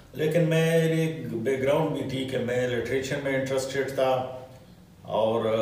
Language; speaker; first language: Urdu; non-native, local second language; Pashto